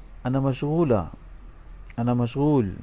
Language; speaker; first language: Arabic; non-native, fluent; Urdu